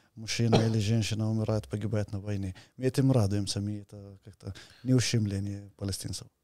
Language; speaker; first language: Russian; non-native, fluent; Arabic